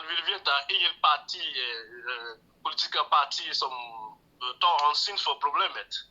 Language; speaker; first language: Swedish; non-native, learner; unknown